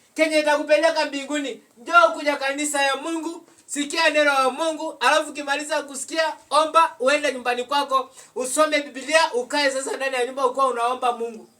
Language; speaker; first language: Swahili; non-native, local second language; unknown